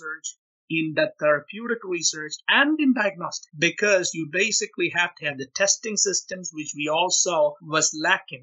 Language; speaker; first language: English; non-native, local second language; Malayalam